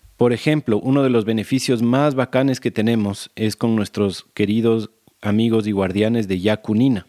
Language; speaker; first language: Spanish; native; Spanish